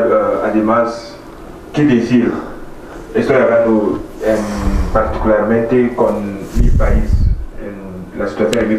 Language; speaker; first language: Spanish; non-native, fluent; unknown